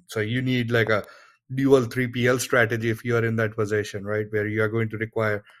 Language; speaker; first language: English; non-native, local second language; Gujarati